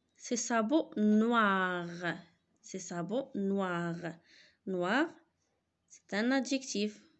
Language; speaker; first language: French; non-native, local second language; Arabic